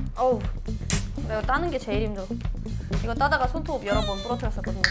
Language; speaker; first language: Korean; non-native, fluent; Russian